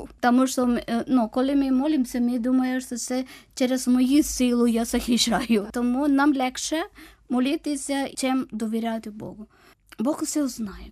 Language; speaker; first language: Ukrainian; non-native, learner; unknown